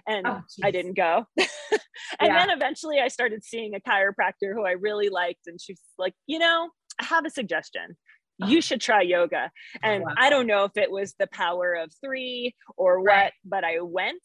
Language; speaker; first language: English; native; English